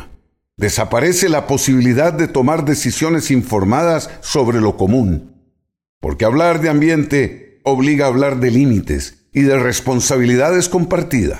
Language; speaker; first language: Spanish; native; Spanish